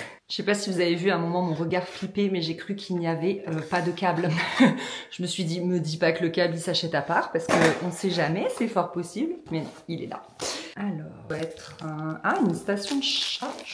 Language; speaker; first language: French; native; French